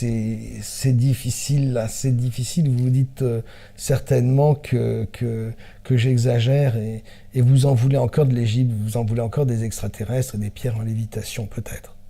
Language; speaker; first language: French; native; French